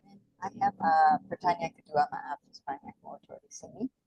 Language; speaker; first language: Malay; non-native, fluent; English